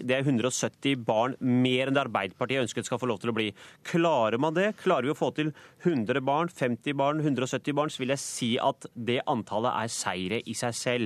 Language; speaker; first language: Norwegian; native; Norwegian